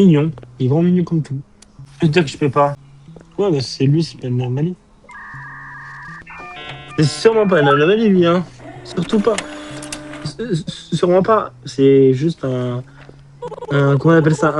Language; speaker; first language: French; native; French